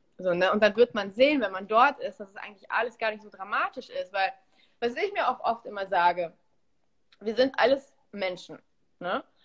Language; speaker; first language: German; early bilingual, other home language; Polish